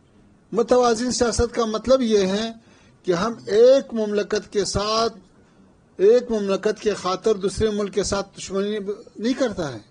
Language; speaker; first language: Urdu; non-native, fluent; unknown